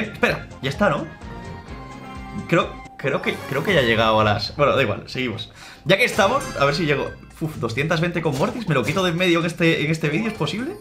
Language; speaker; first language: Spanish; native; Spanish